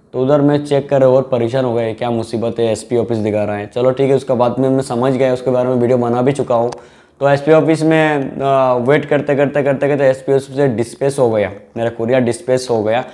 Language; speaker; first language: Hindi; non-native, local second language; Bangla